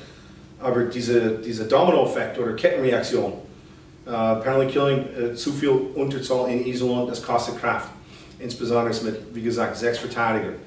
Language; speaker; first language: German; non-native, fluent; English